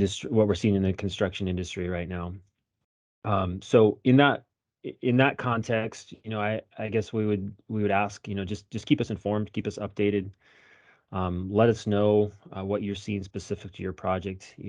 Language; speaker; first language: English; native; English